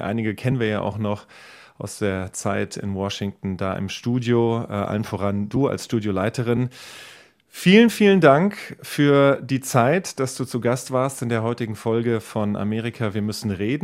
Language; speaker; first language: German; native; German